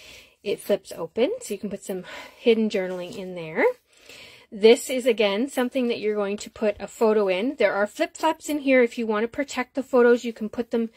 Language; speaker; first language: English; native; English